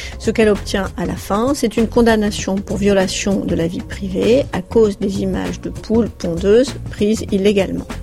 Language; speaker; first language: French; native; French